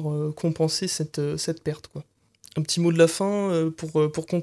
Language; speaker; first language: French; native; French